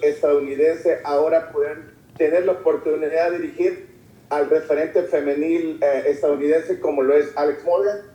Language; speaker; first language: Spanish; native; Spanish